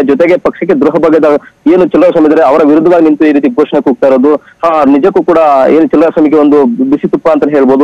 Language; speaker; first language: Kannada; native; Kannada